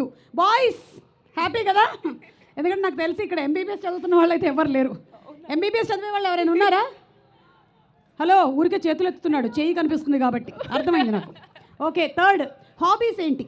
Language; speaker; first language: Telugu; native; Telugu